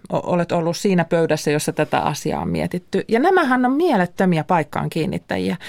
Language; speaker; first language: Finnish; native; Finnish